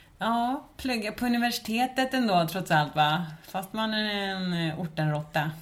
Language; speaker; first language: Swedish; early bilingual, other home language; Spanish